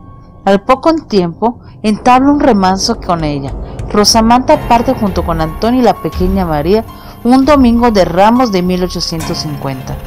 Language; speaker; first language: Spanish; native; Spanish